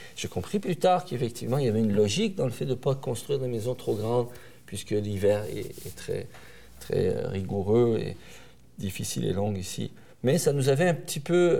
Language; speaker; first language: French; early bilingual, other home language; Persian